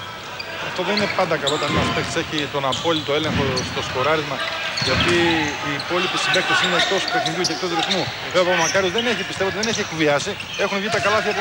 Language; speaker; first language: Greek; native; Greek